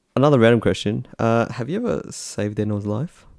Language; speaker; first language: English; native; English